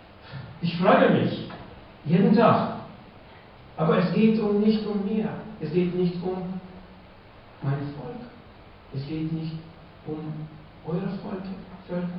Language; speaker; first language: German; non-native, fluent; Russian